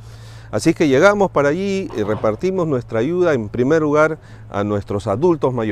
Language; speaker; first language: Spanish; native; Spanish